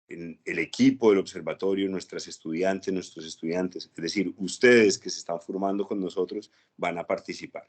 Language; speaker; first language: Spanish; native; Spanish